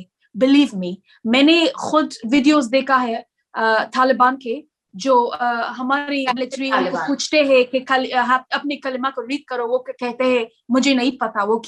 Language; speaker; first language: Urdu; non-native, learner; Persian